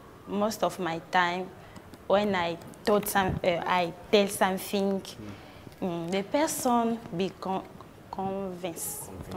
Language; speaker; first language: English; non-native, learner; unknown